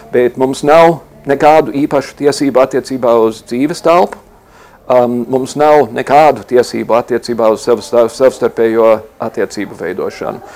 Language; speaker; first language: Latvian; early bilingual, heritage; Latvian